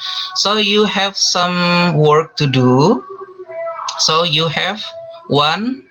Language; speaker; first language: English; non-native, fluent; Indonesian